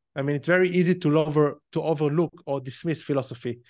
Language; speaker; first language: English; non-native, fluent; Hebrew